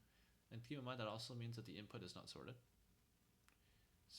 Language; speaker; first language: English; native; English